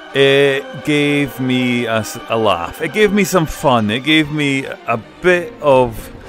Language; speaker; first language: English; native; English